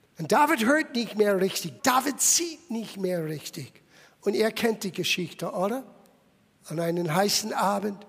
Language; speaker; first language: German; non-native, fluent; English